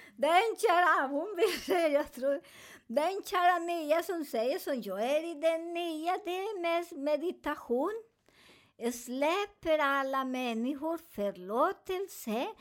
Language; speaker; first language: Swedish; non-native, learner; Spanish